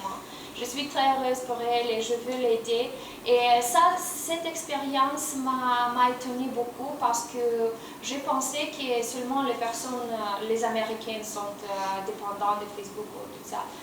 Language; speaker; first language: French; non-native, learner; Romanian